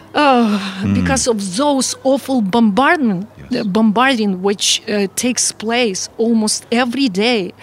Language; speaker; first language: English; non-native, fluent; Ukrainian